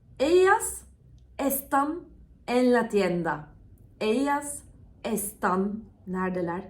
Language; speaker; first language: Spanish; non-native, fluent; Turkish